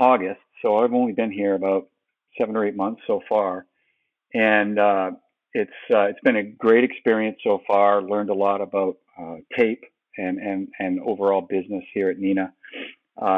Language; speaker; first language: English; native; English